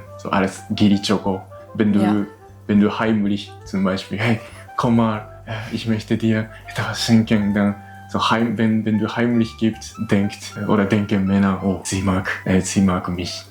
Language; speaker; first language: German; non-native, learner; Japanese